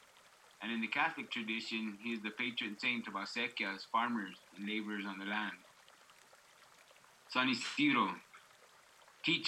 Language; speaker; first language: English; native; English